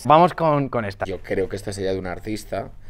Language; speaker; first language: Spanish; native; Spanish